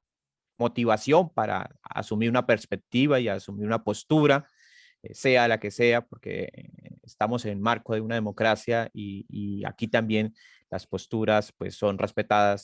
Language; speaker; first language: Spanish; native; Spanish